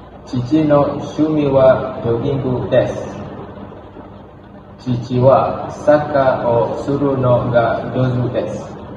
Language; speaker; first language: Japanese; non-native, learner; Malay